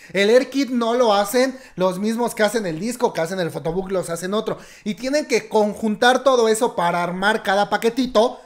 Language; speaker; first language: Spanish; native; Spanish